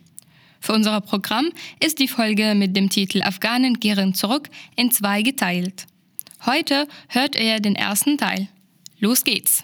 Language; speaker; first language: German; native; German